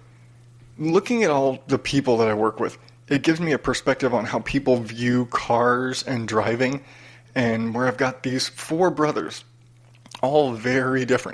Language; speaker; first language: English; native; English